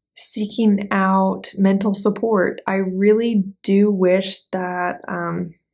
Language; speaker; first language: English; native; English